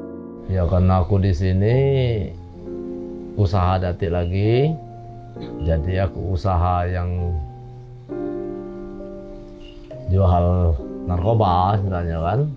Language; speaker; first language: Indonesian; non-native, local second language; Malay